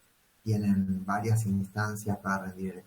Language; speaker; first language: Spanish; native; Spanish